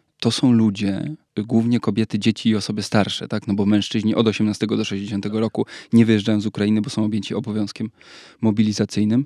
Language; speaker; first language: Polish; native; Polish